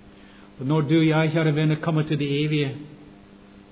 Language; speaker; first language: Swedish; non-native, fluent; English